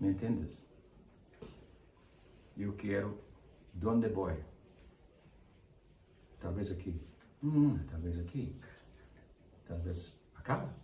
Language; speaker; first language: Spanish; non-native, learner; English